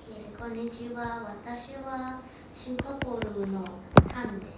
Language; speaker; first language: Japanese; non-native, learner; English